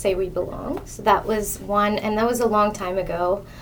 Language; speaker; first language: English; non-native, local second language; Hindi